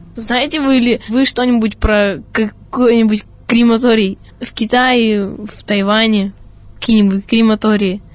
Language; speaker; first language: Russian; native; Russian